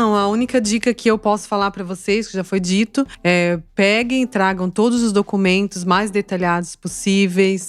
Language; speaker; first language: Portuguese; native; Portuguese